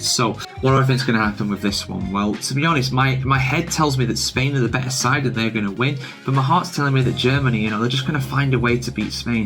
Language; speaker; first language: English; native; English